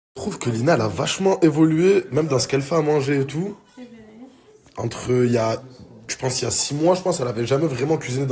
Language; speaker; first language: French; native; French